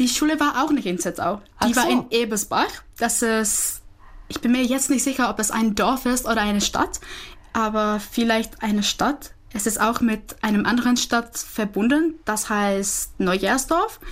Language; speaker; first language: German; non-native, fluent; Czech